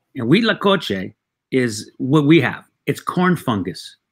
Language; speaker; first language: English; early bilingual, other home language; Spanish